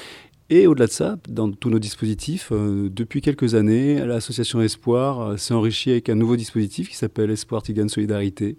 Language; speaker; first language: French; native; French